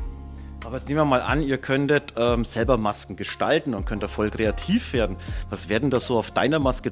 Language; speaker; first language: German; native; German